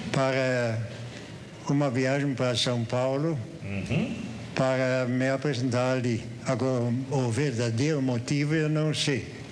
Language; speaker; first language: Portuguese; early bilingual, other home language; German